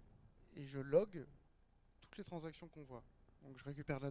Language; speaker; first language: French; native; French